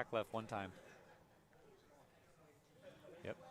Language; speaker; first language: English; native; English